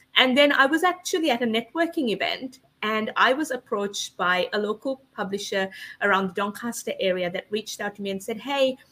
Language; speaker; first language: English; non-native, local second language; Sinhala